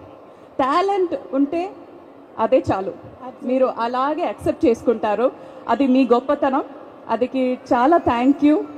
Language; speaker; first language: Telugu; non-native, fluent; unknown